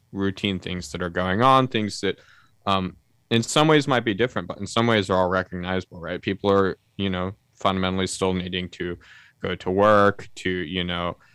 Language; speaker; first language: English; native; English